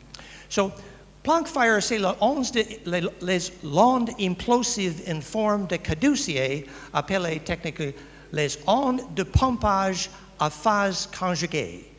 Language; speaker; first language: French; non-native, learner; English